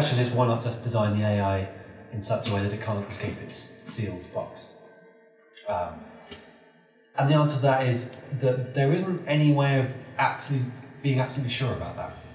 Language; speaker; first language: English; native; English